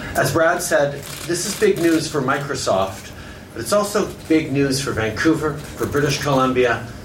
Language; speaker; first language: English; native; English